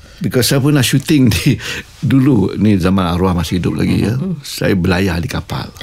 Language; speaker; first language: Malay; native; Malay